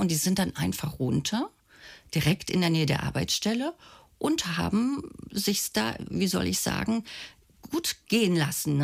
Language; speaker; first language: German; native; German